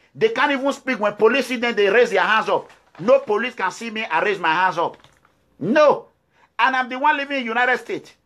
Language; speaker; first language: English; non-native, local second language; Bini